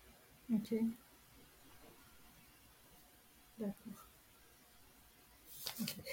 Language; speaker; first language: French; native; French